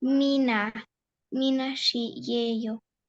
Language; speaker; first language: Korean; non-native, learner; Spanish